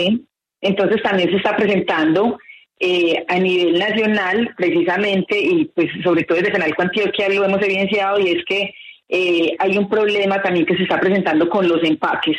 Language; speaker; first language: Spanish; native; Spanish